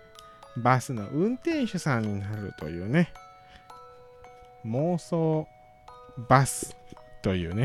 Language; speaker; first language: Japanese; native; Japanese